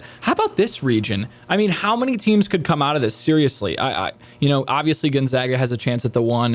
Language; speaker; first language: English; native; English